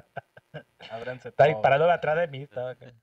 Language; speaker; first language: Spanish; native; Spanish